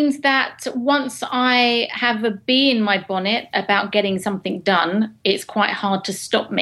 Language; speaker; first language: English; native; English